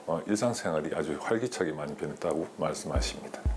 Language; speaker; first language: Korean; native; Korean